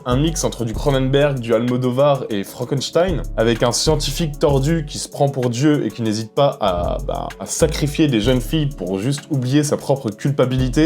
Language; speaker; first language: French; native; French